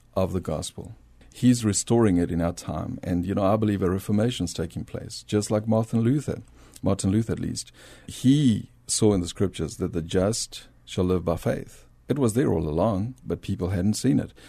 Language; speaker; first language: English; early bilingual, other home language; Spanish